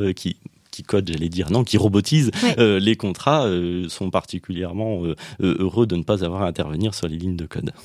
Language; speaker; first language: French; native; French